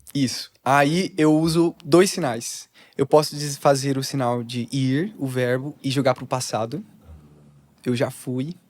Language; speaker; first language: Portuguese; native; Portuguese